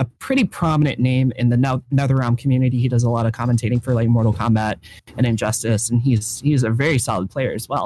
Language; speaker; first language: English; native; English